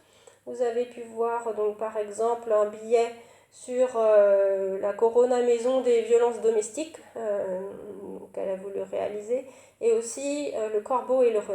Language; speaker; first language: French; native; French